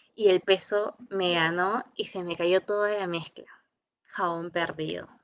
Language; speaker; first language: Spanish; native; Spanish